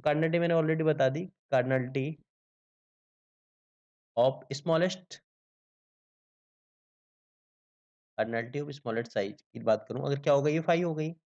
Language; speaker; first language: Hindi; native; Hindi